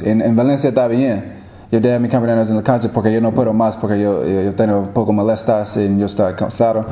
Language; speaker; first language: Spanish; non-native, learner; English